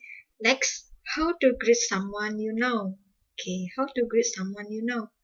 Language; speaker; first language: English; non-native, fluent; Indonesian